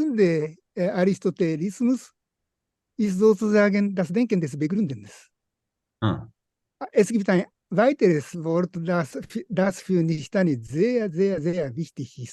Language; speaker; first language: German; non-native, fluent; Japanese